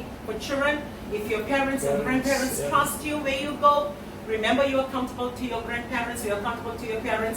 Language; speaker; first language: English; non-native, local second language; Filipino